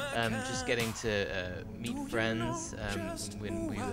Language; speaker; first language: English; native; English